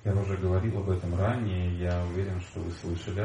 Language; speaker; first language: Russian; native; Russian